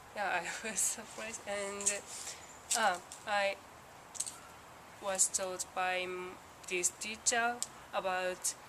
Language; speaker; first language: English; non-native, learner; Japanese